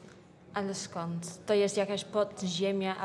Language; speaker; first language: Polish; non-native, learner; Dutch